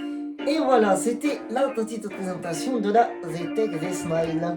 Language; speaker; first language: French; native; French